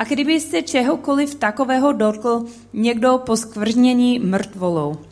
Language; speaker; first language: Czech; non-native, learner; English